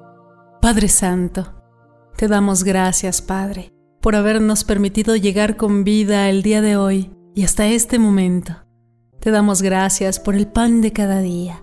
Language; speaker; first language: Spanish; native; Spanish